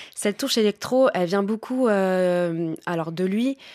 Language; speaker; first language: French; native; French